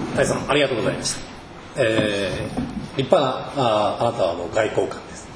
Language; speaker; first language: Japanese; native; Japanese